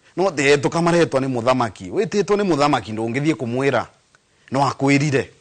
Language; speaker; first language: Kikuyu; non-native, local second language; Embu